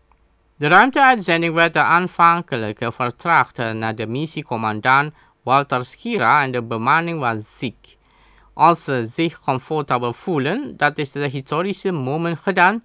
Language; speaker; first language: Dutch; non-native, learner; Indonesian